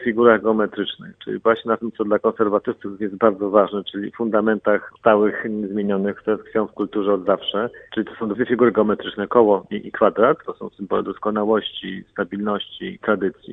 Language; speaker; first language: Polish; native; Polish